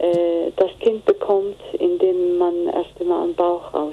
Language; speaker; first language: German; non-native, fluent; Greek